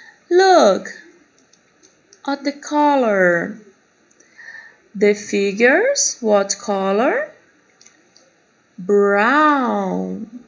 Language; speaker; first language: English; non-native, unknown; Portuguese